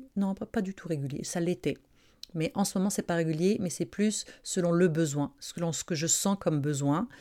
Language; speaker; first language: French; non-native, local second language; Arabic